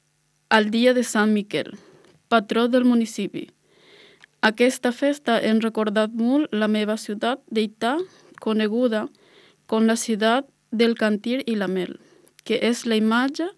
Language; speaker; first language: Catalan; non-native, learner; Spanish